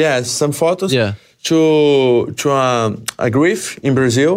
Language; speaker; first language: English; non-native, learner; Portuguese